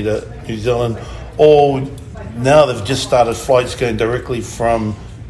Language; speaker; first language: English; native; English